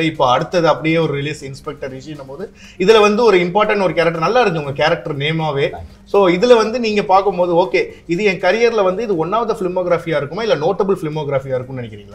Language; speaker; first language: Tamil; native; Tamil